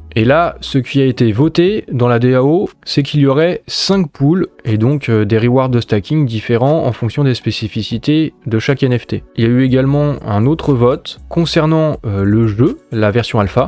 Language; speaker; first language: French; native; French